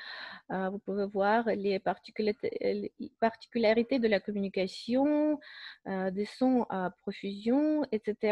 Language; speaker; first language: French; non-native, fluent; Russian